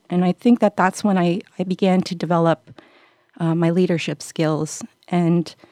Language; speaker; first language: English; native; English